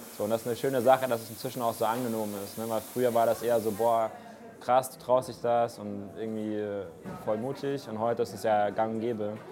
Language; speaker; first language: German; native; German